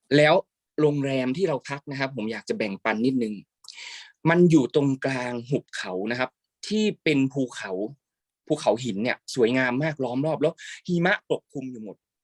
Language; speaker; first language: Thai; native; Thai